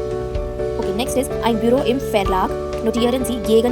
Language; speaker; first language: German; non-native, fluent; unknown